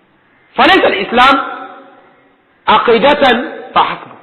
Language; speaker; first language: Arabic; non-native, fluent; Yoruba